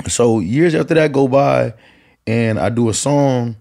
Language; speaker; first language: English; native; English